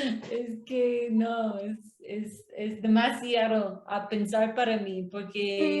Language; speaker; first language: Spanish; non-native, learner; English